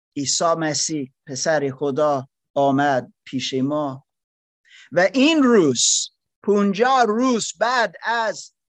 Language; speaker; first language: Persian; non-native, learner; German